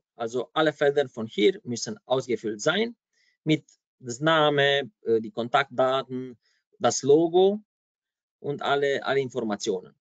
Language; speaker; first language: German; non-native, fluent; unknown